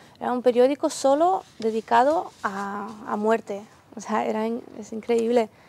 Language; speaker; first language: Spanish; non-native, fluent; Ukrainian